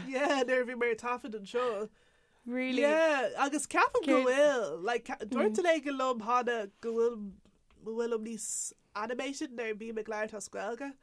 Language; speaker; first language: Irish; non-native, local second language; English